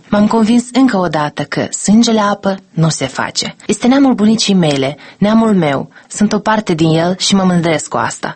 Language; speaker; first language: Romanian; native; Romanian